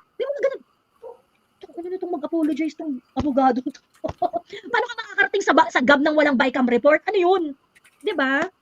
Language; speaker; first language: Filipino; native; Filipino